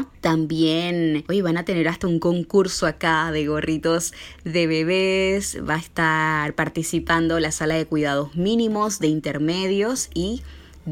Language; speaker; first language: Spanish; native; Spanish